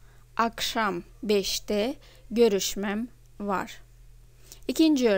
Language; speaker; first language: Turkish; non-native, fluent; Russian